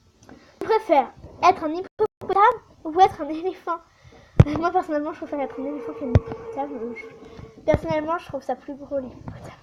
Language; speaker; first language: French; native; French